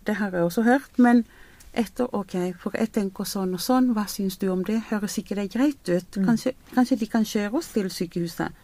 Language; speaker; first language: Norwegian; non-native, fluent; Spanish